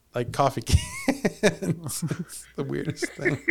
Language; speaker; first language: English; native; English